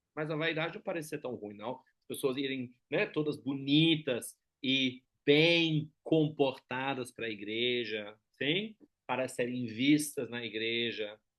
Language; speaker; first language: Portuguese; non-native, fluent; German